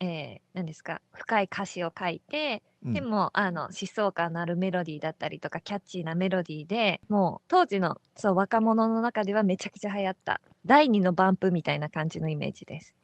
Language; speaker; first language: Japanese; native; Japanese